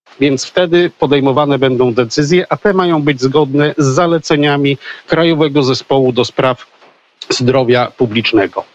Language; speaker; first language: Polish; native; Polish